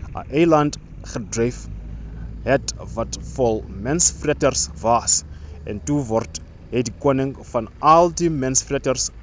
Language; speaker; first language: Afrikaans; non-native, learner; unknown